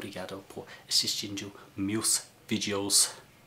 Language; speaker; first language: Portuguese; non-native, learner; English